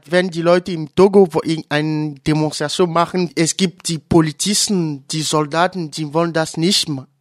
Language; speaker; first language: German; non-native, fluent; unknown